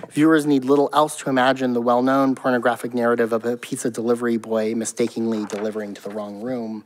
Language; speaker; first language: English; native; English